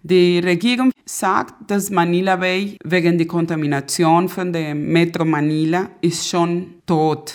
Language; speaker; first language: German; non-native, fluent; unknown